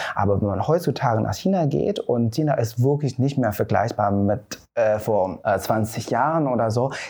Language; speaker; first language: German; non-native, fluent; Chinese